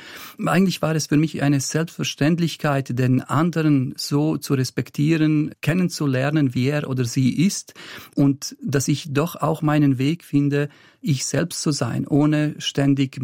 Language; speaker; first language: German; early bilingual, other home language; Bosnian